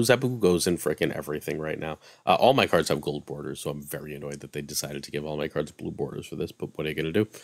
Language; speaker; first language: English; native; English